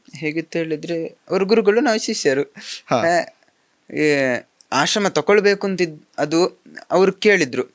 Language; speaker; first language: Kannada; non-native, local second language; Tulu